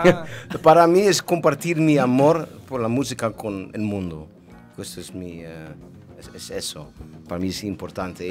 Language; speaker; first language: Spanish; non-native, learner; Dutch